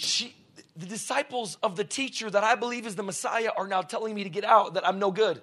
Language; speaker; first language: English; early bilingual, other home language; Russian